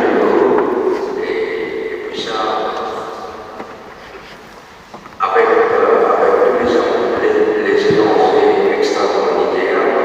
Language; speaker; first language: French; non-native, local second language; Morisyen